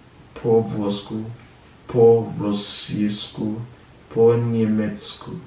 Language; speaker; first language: Polish; non-native, learner; English